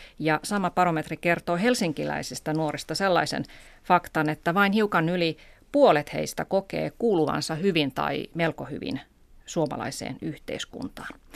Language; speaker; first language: Finnish; native; Finnish